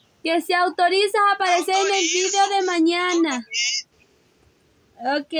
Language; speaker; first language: Portuguese; non-native, learner; Spanish